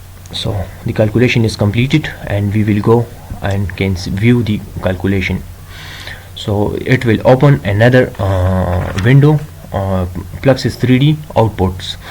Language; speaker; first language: English; non-native, local second language; Urdu